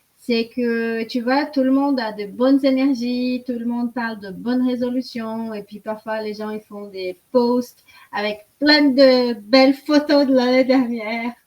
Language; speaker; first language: French; non-native, fluent; Portuguese